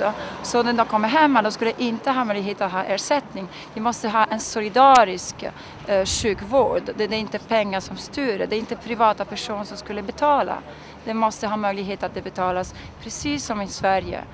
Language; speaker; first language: Swedish; non-native, fluent; Italian